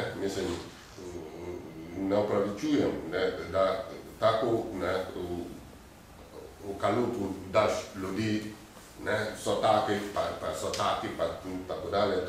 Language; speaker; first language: Slovenian; non-native, fluent; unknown